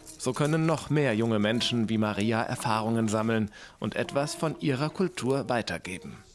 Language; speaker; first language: German; native; German